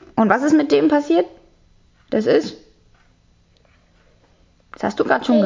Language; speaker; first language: German; native; German